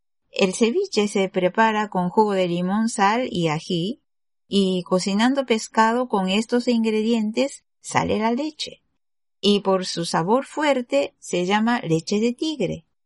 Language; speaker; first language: Spanish; non-native, fluent; Japanese